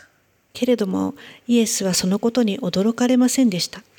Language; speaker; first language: Japanese; native; Japanese